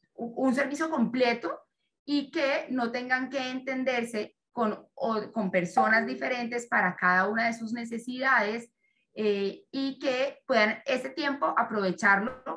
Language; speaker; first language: Spanish; native; Spanish